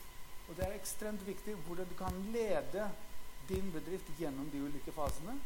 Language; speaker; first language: Norwegian; non-native, fluent; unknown